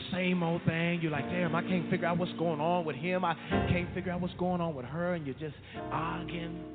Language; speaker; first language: English; native; English